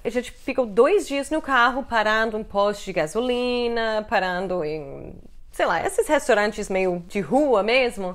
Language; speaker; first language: Portuguese; non-native, fluent; English